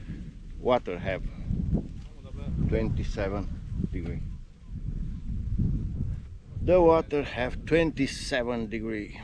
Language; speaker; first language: English; non-native, learner; Romanian